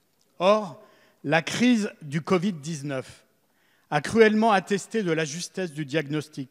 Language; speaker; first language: French; native; French